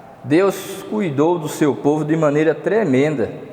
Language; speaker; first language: Portuguese; native; Portuguese